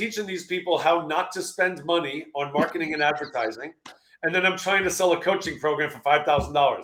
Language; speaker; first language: English; native; English